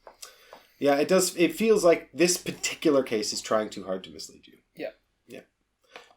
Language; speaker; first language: English; native; English